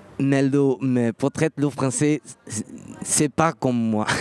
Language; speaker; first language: French; non-native, learner; Portuguese